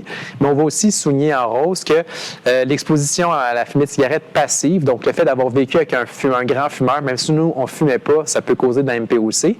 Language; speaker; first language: French; native; French